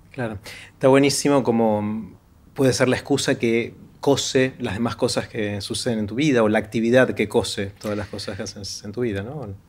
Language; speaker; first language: Spanish; native; Spanish